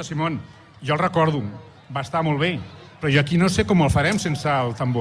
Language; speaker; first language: Catalan; native; Catalan